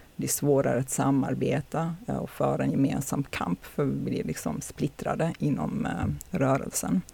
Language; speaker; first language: Swedish; native; Swedish